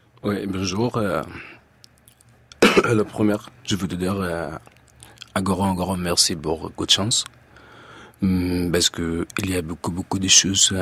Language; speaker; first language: French; non-native, learner; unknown